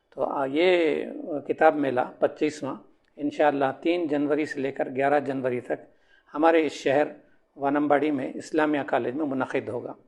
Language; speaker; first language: Urdu; native; Urdu